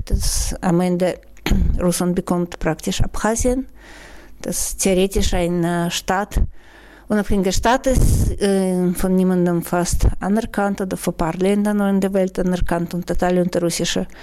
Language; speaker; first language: German; non-native, fluent; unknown